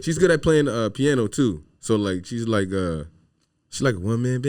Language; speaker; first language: English; native; English